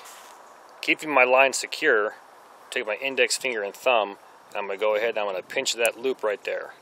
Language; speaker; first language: English; native; English